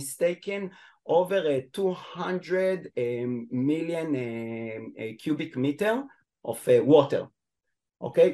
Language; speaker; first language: English; non-native, fluent; Hebrew